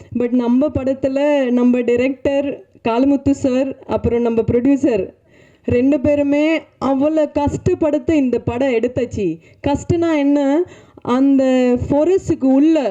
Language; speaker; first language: Tamil; non-native, learner; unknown